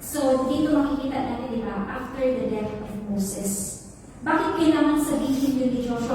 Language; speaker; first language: Filipino; native; Filipino